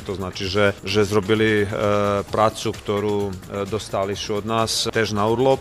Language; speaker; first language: Polish; non-native, fluent; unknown